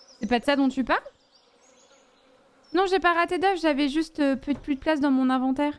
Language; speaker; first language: French; native; French